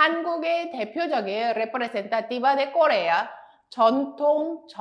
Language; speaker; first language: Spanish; non-native, fluent; Korean